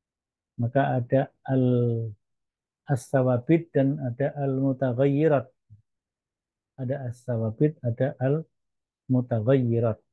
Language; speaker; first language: Indonesian; native; Indonesian